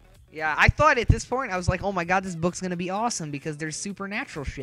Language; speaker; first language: English; native; English